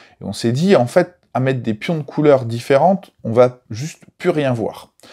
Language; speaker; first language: French; native; French